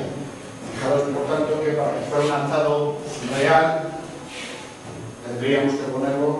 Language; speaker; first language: Spanish; native; Spanish